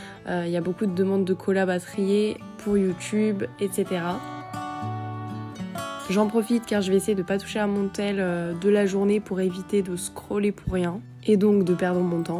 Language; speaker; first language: French; native; French